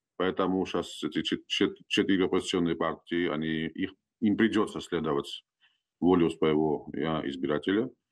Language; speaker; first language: Russian; non-native, local second language; Georgian